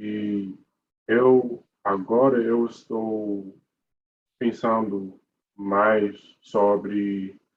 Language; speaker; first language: Portuguese; non-native, learner; English